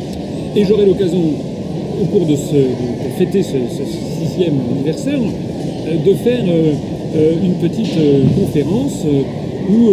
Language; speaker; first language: French; native; French